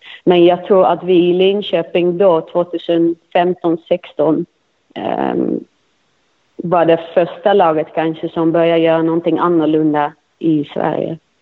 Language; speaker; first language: Swedish; non-native, fluent; Dutch